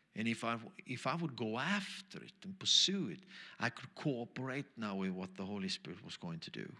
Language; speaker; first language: English; non-native, fluent; German